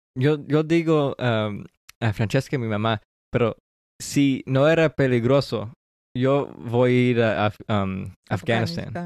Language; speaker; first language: Spanish; early bilingual, heritage; English